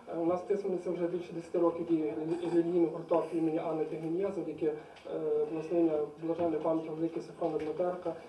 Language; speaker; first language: Ukrainian; native; Ukrainian